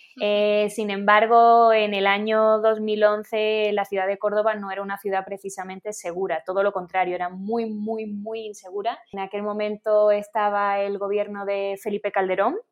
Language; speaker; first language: Spanish; native; Spanish